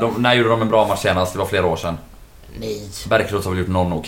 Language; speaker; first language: Swedish; native; Swedish